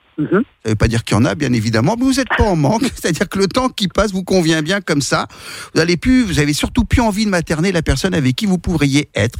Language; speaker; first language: French; native; French